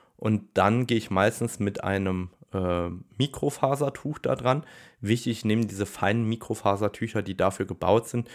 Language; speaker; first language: German; native; German